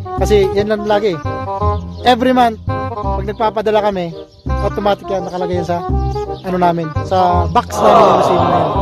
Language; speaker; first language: Filipino; native; Filipino